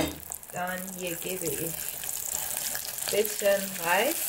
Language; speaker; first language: German; non-native, fluent; Persian